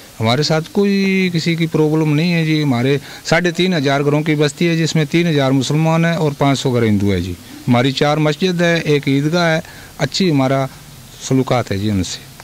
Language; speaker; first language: Hindi; native; Hindi